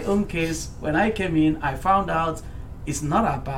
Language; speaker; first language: English; non-native, local second language; Igbo